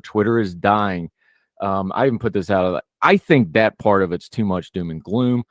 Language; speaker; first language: English; native; English